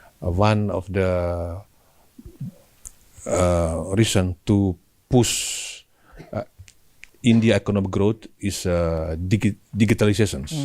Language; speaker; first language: English; non-native, learner; Indonesian